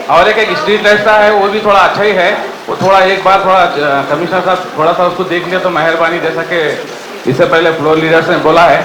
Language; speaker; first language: Hindi; non-native, local second language; Telugu